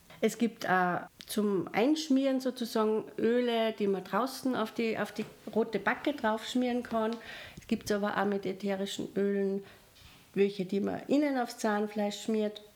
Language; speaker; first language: German; native; German